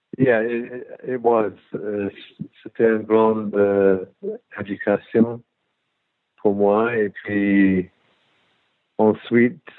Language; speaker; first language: French; non-native, fluent; English